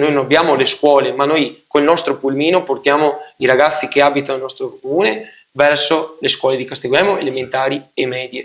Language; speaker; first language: Italian; native; Italian